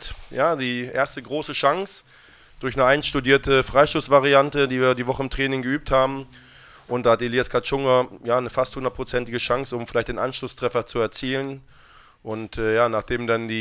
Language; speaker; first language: German; native; German